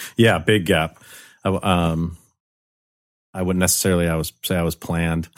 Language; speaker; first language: English; native; English